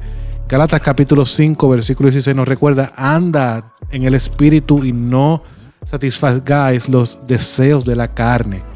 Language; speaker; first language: Spanish; native; Spanish